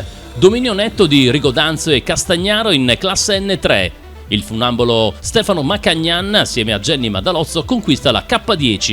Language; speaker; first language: Italian; native; Italian